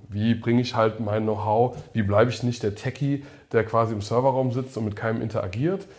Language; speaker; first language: German; early bilingual, other home language; English